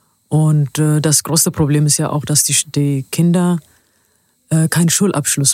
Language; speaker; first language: German; non-native, fluent; Amharic